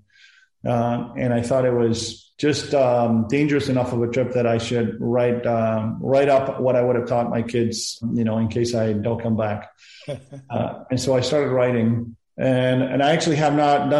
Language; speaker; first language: English; non-native, fluent; Spanish